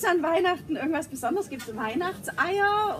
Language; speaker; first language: German; native; German